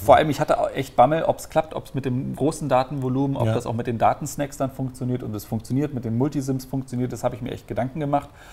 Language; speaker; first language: German; native; German